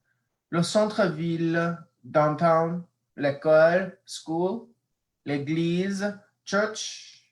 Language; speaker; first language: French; non-native, fluent; English